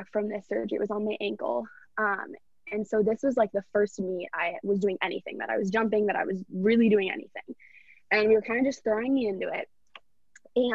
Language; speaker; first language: English; native; English